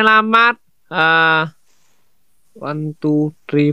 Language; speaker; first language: Indonesian; non-native, learner; Vietnamese